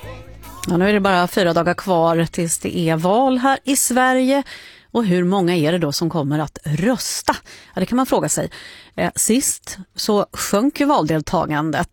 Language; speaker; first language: Swedish; native; Swedish